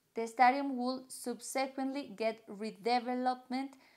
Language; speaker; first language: English; non-native, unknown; Spanish